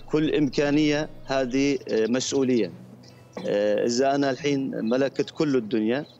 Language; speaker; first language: Arabic; non-native, fluent; Turkish